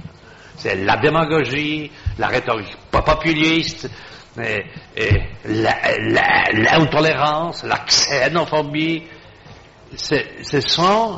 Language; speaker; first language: French; non-native, fluent; Polish